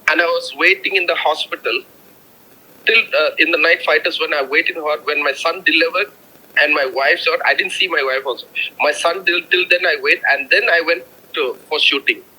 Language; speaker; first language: English; non-native, local second language; Tamil